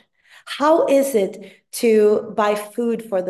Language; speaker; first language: English; non-native, fluent; Swedish